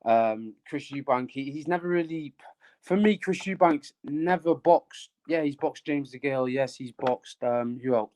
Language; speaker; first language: English; native; English